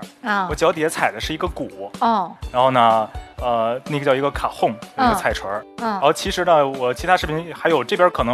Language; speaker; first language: Chinese; native; Chinese